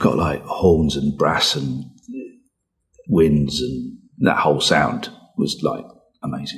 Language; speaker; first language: English; native; English